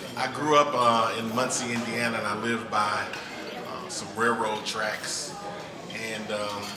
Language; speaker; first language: English; native; English